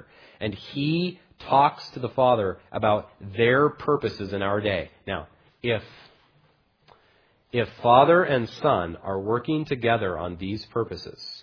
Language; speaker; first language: English; native; English